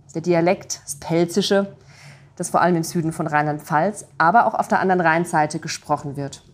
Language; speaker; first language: German; native; German